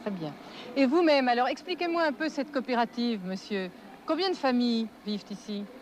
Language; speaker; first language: French; native; French